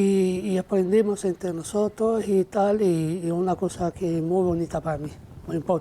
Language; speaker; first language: Spanish; non-native, fluent; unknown